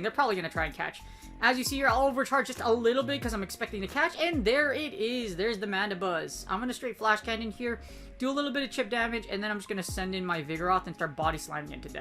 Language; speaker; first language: English; native; English